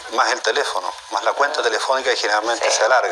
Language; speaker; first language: Spanish; native; Spanish